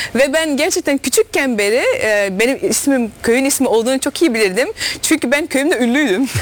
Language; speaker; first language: Turkish; early bilingual, heritage; Dutch